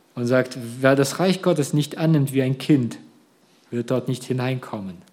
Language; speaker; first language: German; early bilingual, other home language; Russian